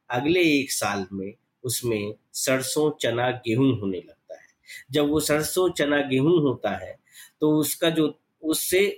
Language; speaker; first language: Hindi; native; Hindi